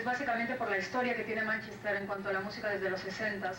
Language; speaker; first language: Spanish; native; Spanish